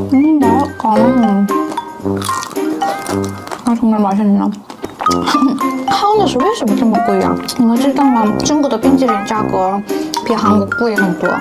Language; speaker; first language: Chinese; non-native, learner; Korean